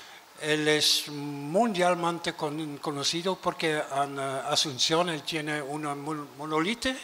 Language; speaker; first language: Spanish; non-native, learner; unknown